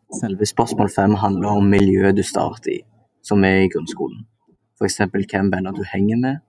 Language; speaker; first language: Norwegian; early bilingual, other home language; Indonesian